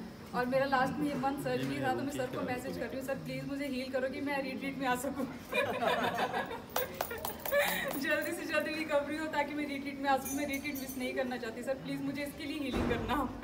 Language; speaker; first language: Hindi; native; Hindi